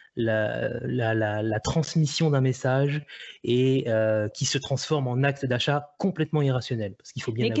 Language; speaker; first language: French; native; French